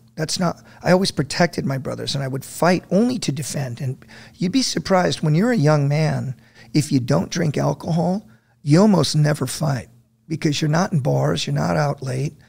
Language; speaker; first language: English; native; English